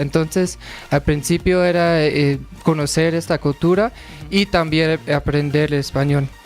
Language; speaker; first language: Spanish; non-native, fluent; English